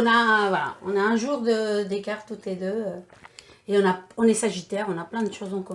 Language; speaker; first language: French; non-native, fluent; Spanish